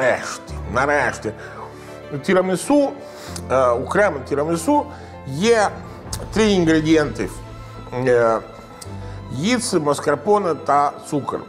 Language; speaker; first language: Ukrainian; non-native, learner; Italian